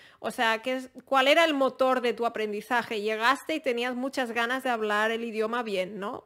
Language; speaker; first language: Spanish; native; Spanish